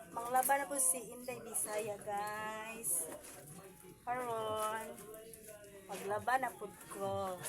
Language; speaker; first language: Filipino; non-native, local second language; Cebuano